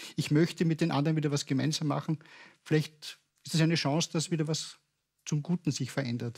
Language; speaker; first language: German; native; German